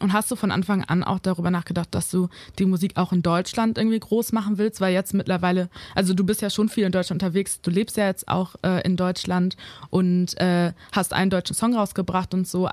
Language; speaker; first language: German; native; German